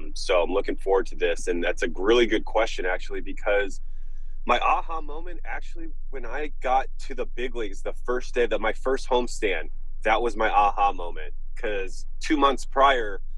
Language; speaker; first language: English; native; English